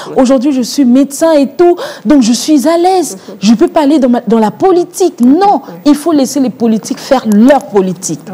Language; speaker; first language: French; non-native, local second language; Lingala